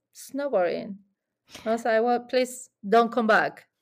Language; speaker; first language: English; non-native, fluent; Spanish